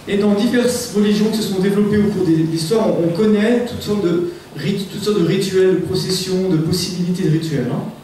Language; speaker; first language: French; native; French